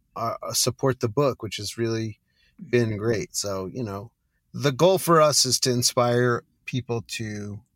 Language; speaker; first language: English; native; English